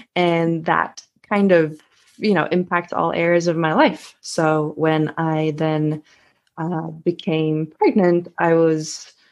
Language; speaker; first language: English; non-native, fluent; Swedish